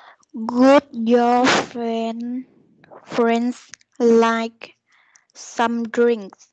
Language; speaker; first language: English; non-native, learner; Vietnamese